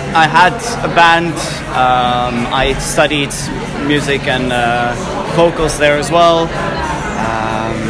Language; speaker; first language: English; non-native, fluent; Dutch